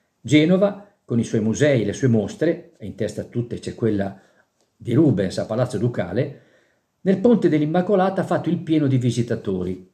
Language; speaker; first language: Italian; native; Italian